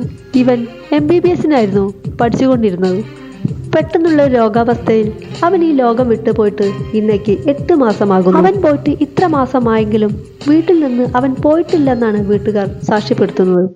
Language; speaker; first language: Malayalam; native; Malayalam